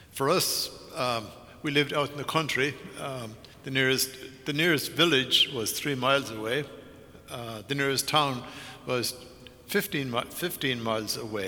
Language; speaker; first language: English; native; English